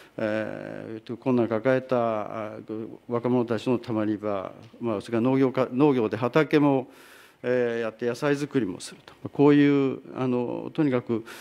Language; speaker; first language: Japanese; native; Japanese